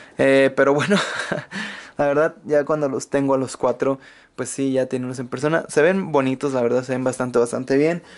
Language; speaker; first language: Spanish; native; Spanish